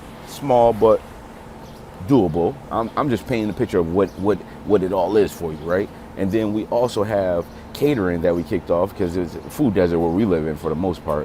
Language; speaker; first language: English; native; English